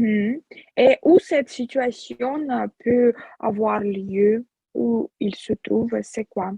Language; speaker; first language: French; non-native, fluent; Russian